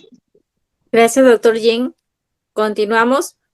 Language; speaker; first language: Spanish; native; Spanish